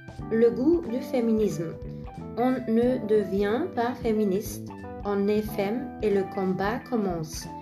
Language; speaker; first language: French; non-native, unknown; German